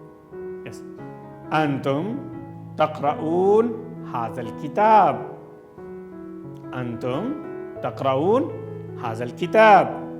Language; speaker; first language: Arabic; non-native, fluent; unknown